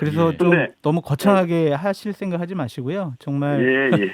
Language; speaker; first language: Korean; native; Korean